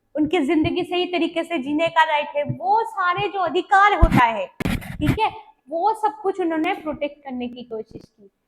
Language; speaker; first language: Hindi; non-native, local second language; Bangla